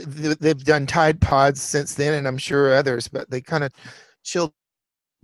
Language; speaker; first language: English; native; English